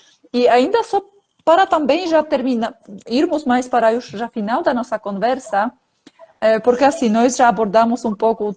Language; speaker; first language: Portuguese; non-native, fluent; Polish